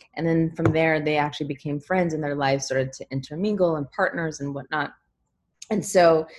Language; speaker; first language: English; native; English